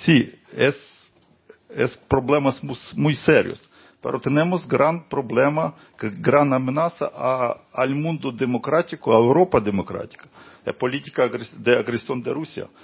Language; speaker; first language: Portuguese; non-native, fluent; Ukrainian